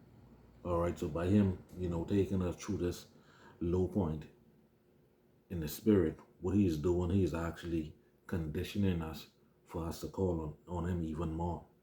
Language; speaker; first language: English; native; English